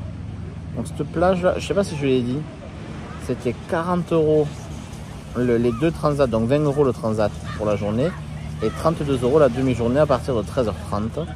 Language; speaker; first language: French; native; French